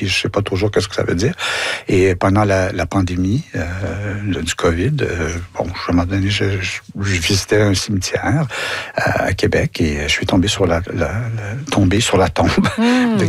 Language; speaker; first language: French; native; French